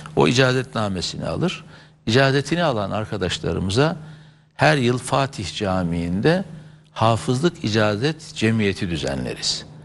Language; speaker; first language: Turkish; native; Turkish